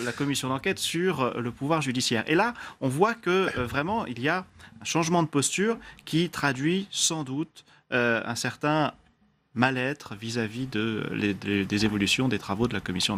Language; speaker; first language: French; native; French